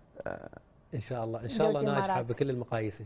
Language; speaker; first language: Arabic; native; Arabic